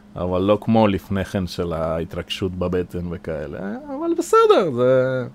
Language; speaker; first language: Hebrew; non-native, fluent; Spanish